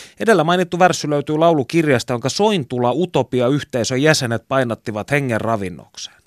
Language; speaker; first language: Finnish; native; Finnish